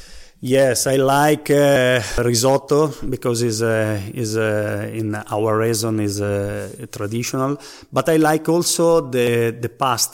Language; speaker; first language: English; non-native, learner; Italian